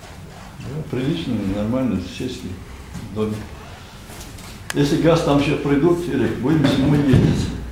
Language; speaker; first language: Russian; native; Russian